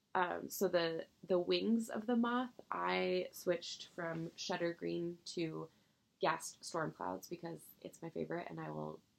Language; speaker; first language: English; native; English